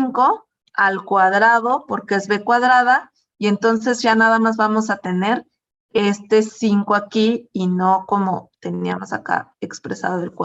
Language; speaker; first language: Spanish; native; Spanish